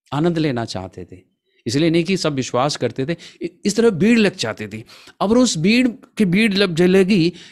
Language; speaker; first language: Hindi; non-native, local second language; Malayalam